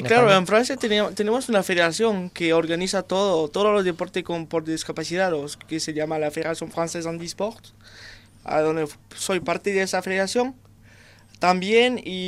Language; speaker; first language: Spanish; non-native, fluent; French